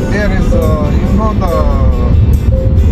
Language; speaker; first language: English; non-native, fluent; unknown